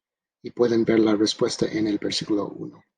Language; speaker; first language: Spanish; non-native, fluent; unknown